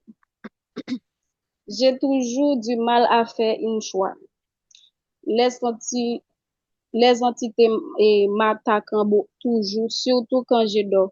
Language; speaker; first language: French; non-native, local second language; Haitian Creole